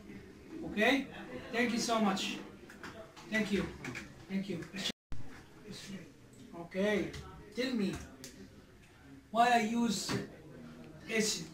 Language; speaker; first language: English; non-native, learner; Arabic